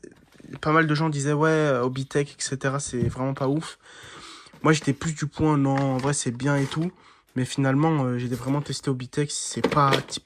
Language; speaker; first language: French; native; French